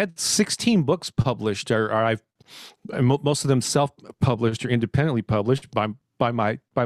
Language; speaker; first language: English; native; English